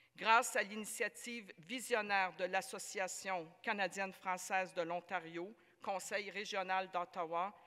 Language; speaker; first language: French; native; French